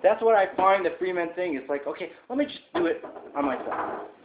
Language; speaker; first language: English; non-native, fluent; French